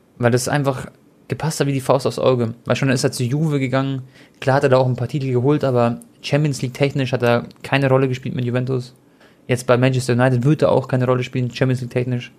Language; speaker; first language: German; early bilingual, other home language; Croatian